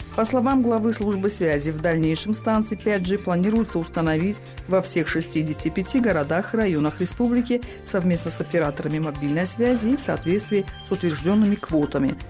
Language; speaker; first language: Russian; non-native, local second language; Tajik